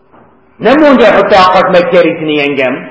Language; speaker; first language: Hungarian; non-native, fluent; English